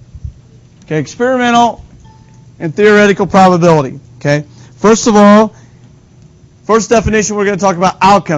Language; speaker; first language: English; native; English